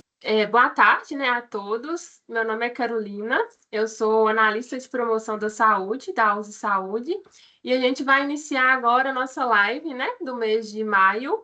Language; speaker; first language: Portuguese; native; Portuguese